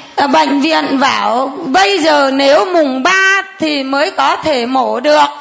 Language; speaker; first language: Vietnamese; non-native, local second language; Muong